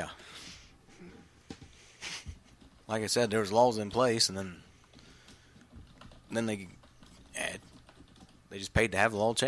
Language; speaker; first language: English; native; English